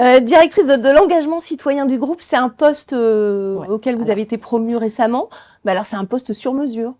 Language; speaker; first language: French; native; French